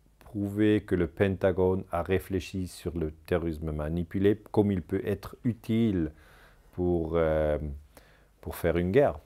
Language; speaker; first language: French; non-native, local second language; German